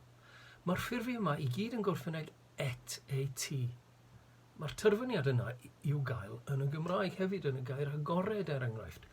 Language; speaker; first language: Welsh; native; Welsh